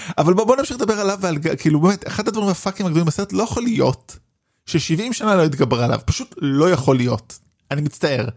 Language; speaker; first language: Hebrew; native; Hebrew